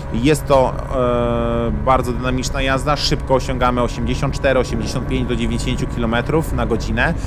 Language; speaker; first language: Polish; native; Polish